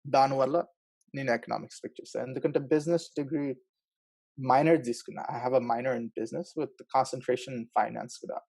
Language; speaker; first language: Telugu; early bilingual, heritage; Telugu